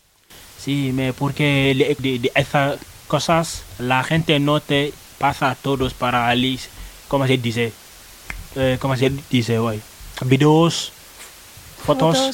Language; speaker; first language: Spanish; non-native, learner; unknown